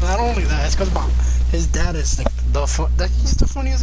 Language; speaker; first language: English; early bilingual, other home language; Spanish